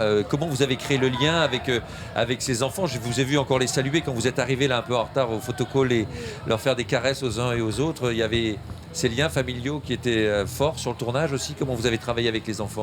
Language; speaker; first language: French; native; French